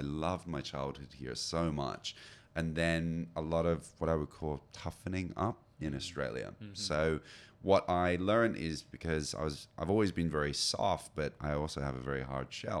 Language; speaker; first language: English; native; English